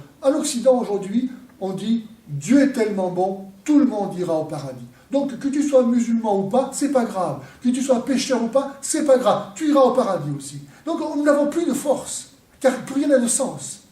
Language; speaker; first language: French; native; French